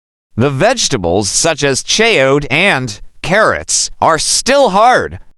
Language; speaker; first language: English; non-native, local second language; Filipino